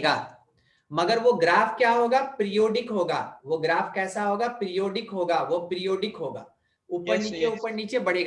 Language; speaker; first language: Hindi; native; Hindi